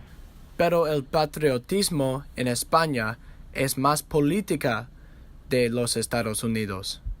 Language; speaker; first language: Spanish; non-native, learner; English